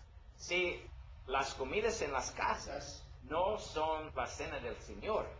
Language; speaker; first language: Spanish; non-native, learner; English